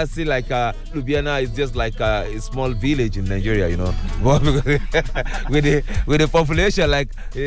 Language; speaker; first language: English; non-native, local second language; Yoruba